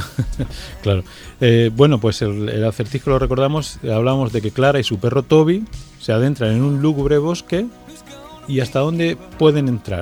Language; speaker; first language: Spanish; native; Spanish